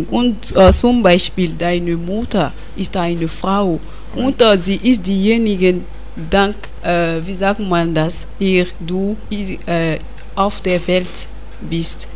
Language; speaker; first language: German; non-native, learner; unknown